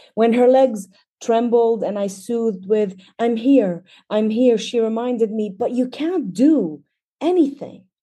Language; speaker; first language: English; non-native, fluent; Arabic